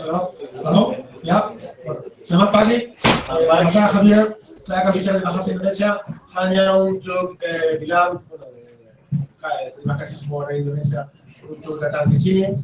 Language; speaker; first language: Indonesian; non-native, learner; Spanish